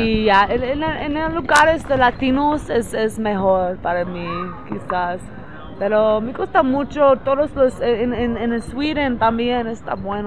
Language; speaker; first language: Spanish; non-native, learner; English